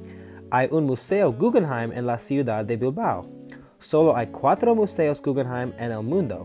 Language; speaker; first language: Spanish; non-native, learner; English